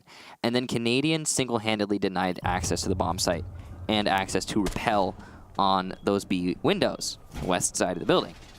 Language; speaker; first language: English; native; English